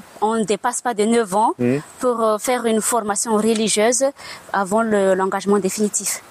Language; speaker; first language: French; non-native, local second language; Malagasy